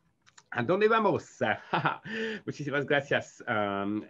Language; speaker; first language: Spanish; non-native, learner; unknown